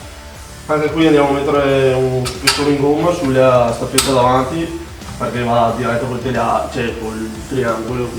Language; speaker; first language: Italian; native; Italian